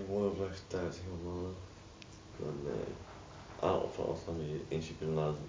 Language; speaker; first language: Dutch; non-native, learner; Arabic